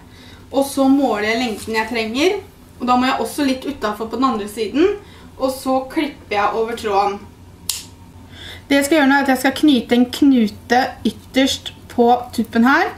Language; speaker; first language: Norwegian; native; Norwegian